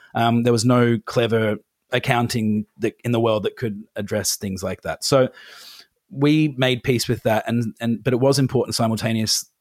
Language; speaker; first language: English; native; English